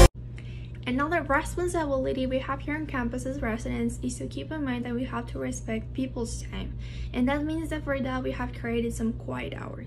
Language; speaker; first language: English; non-native, local second language; Spanish